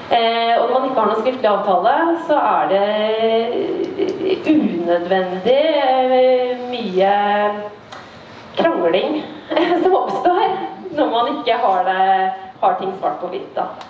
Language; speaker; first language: Norwegian; native; Norwegian